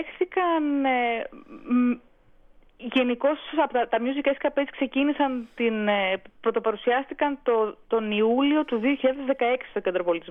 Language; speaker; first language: Greek; native; Greek